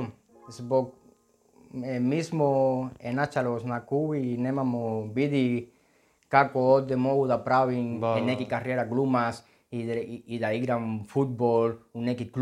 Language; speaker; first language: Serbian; non-native, learner; Spanish